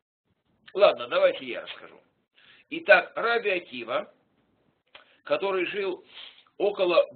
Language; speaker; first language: Russian; native; Russian